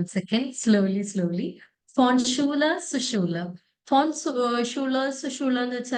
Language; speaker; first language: German; non-native, fluent; Malayalam